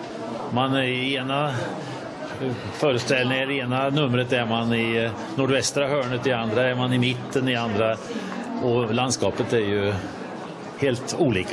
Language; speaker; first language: Swedish; native; Swedish